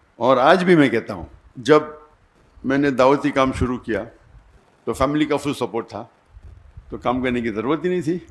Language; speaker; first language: Urdu; non-native, local second language; Konkani